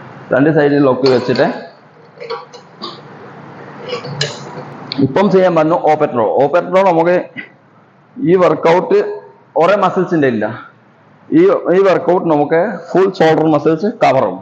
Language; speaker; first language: Malayalam; non-native, learner; Assamese